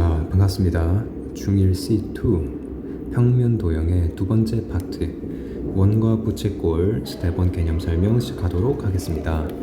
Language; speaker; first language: Korean; native; Korean